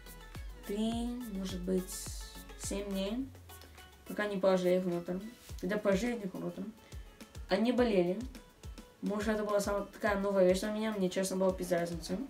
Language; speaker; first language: Russian; early bilingual, other home language; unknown